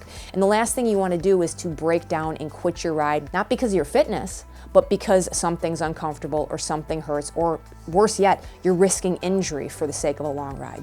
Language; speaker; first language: English; native; English